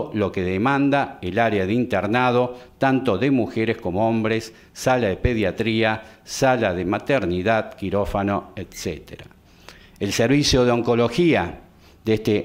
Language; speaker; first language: Spanish; native; Spanish